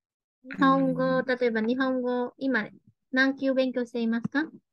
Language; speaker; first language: Japanese; non-native, fluent; Vietnamese